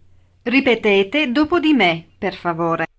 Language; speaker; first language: Italian; non-native, learner; English